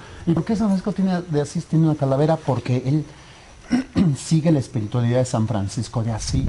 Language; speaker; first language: Spanish; native; Spanish